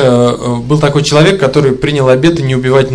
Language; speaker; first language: Russian; native; Russian